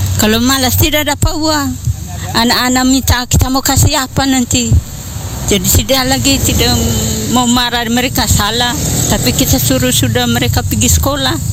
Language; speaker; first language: Indonesian; non-native, local second language; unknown